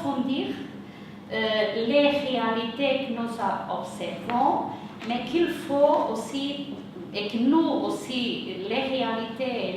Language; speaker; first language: French; non-native, fluent; Portuguese